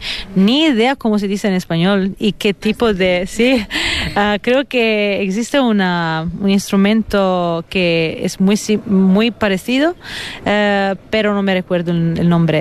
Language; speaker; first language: Spanish; non-native, fluent; Italian